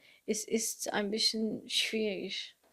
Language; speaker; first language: German; non-native, learner; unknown